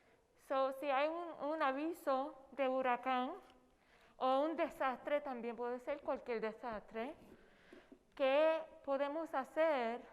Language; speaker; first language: Spanish; non-native, fluent; English